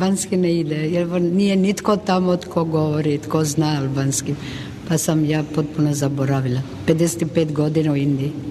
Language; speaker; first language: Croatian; non-native, local second language; Albanian